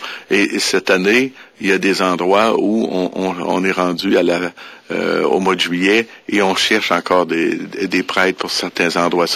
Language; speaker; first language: French; native; French